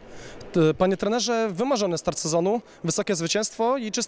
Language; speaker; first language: Polish; native; Polish